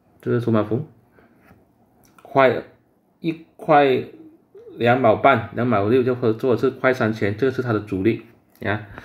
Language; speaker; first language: Chinese; native; Chinese